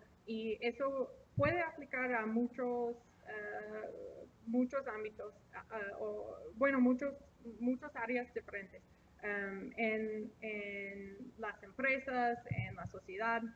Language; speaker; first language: Spanish; non-native, fluent; English